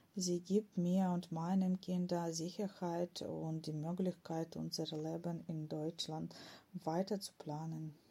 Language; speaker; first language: German; non-native, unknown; Ukrainian